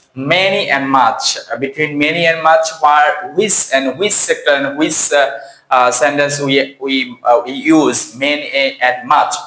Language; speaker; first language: English; non-native, local second language; Bangla